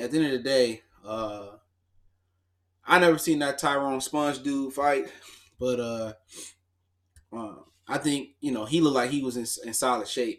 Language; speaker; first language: English; native; English